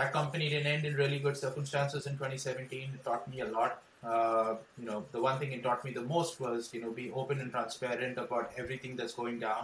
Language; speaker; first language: English; non-native, local second language; Hindi